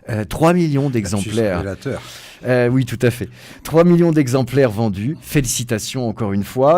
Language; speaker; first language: French; native; French